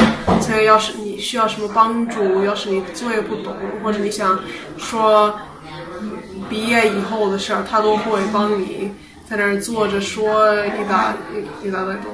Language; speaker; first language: Chinese; early bilingual, heritage; Chinese